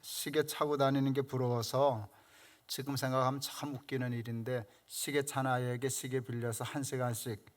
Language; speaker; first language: Korean; native; Korean